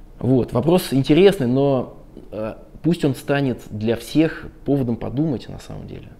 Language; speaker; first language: Russian; native; Russian